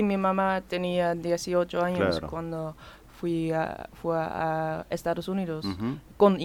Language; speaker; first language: Spanish; non-native, learner; Dutch